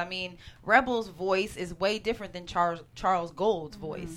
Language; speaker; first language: English; native; English